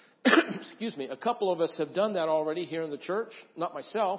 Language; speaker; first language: English; native; English